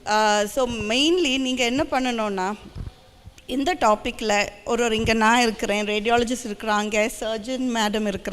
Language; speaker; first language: Tamil; early bilingual, heritage; Tamil